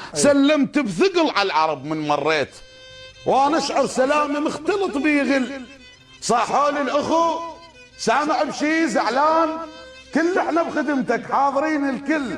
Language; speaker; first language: Arabic; native; Arabic